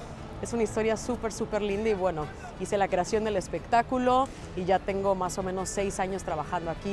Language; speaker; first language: Spanish; native; Spanish